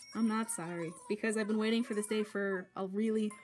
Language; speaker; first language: English; native; English